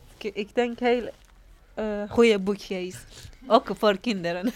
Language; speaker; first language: Dutch; non-native, learner; Persian